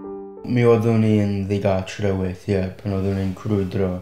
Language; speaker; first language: Welsh; non-native, fluent; English